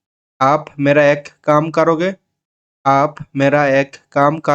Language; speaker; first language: Hindi; non-native, learner; Bangla